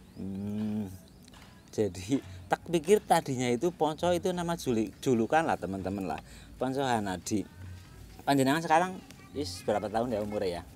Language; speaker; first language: Indonesian; non-native, local second language; Javanese